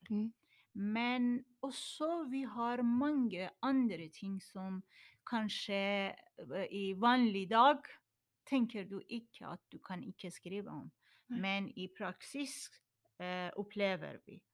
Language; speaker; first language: Norwegian; non-native, learner; Persian